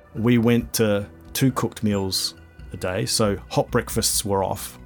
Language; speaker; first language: English; native; English